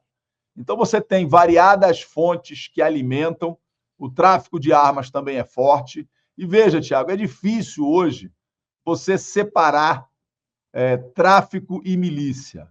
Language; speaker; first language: Portuguese; native; Portuguese